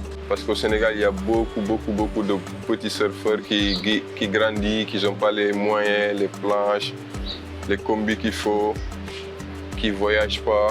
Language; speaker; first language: French; non-native, local second language; Wolof